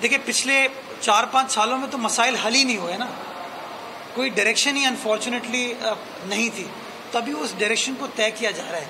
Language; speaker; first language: Urdu; native; Urdu